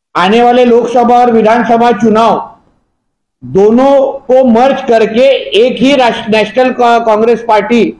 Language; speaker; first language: Hindi; non-native, local second language; Marathi